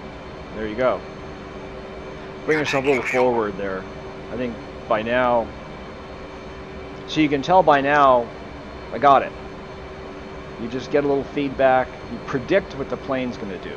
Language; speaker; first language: English; native; English